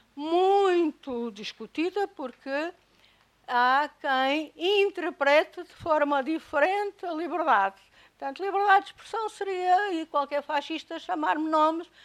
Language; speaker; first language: Portuguese; native; Portuguese